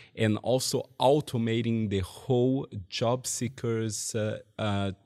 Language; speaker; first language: English; non-native, fluent; Portuguese